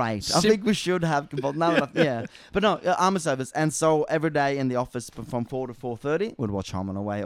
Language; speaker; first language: English; non-native, fluent; Norwegian